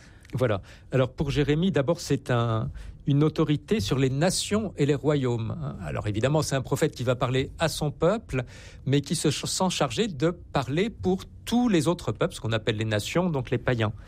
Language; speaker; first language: French; native; French